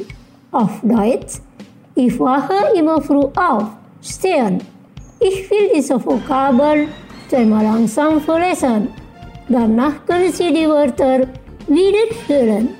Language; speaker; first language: German; non-native, fluent; Indonesian